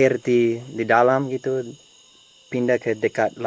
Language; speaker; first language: Indonesian; non-native, learner; English